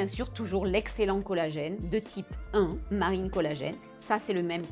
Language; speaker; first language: French; native; French